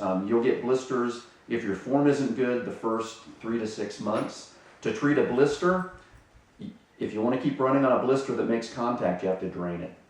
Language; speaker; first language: English; native; English